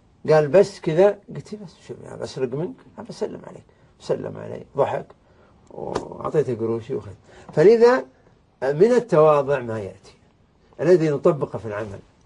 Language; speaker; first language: Arabic; native; Arabic